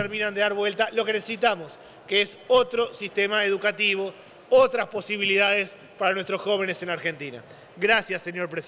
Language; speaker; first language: Spanish; native; Spanish